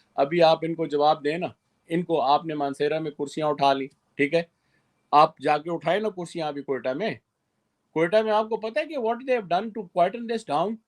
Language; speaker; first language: Urdu; non-native, local second language; Sindhi